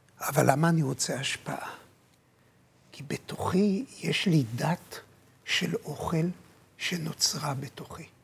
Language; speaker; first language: Hebrew; native; Hebrew